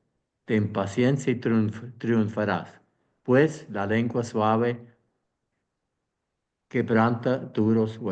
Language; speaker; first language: Spanish; non-native, fluent; Swiss German